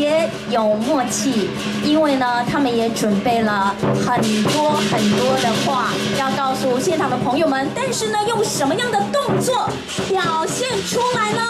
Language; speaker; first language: Chinese; native; Chinese